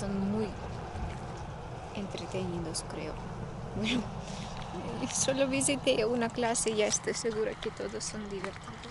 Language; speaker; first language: Spanish; non-native, fluent; Russian